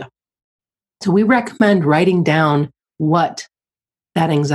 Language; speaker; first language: English; native; English